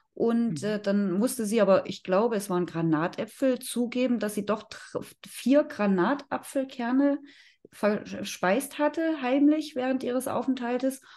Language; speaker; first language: German; native; German